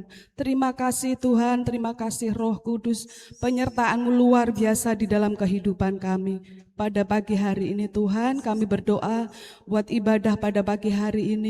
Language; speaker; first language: Indonesian; native; Indonesian